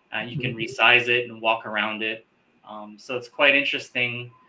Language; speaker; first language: English; native; English